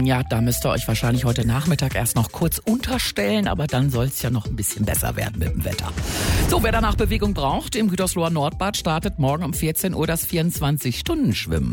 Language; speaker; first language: German; native; German